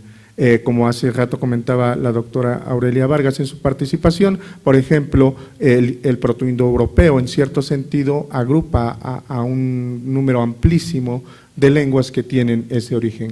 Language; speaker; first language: Spanish; native; Spanish